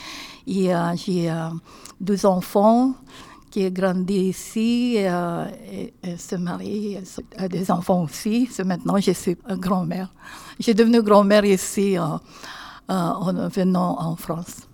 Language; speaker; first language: French; non-native, learner; Filipino